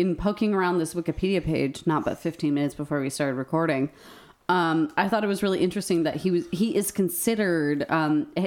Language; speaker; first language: English; native; English